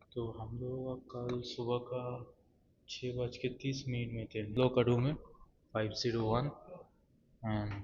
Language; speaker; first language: Hindi; non-native, local second language; Bangla